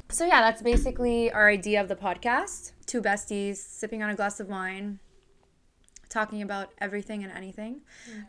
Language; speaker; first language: English; native; English